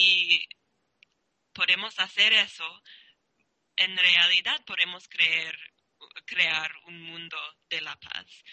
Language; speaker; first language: Spanish; non-native, learner; English